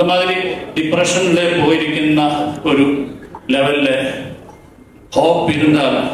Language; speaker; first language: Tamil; non-native, learner; Malayalam